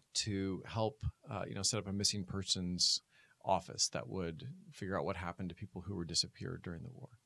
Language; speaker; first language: English; native; English